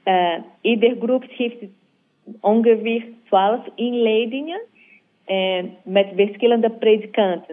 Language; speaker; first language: Dutch; non-native, learner; Portuguese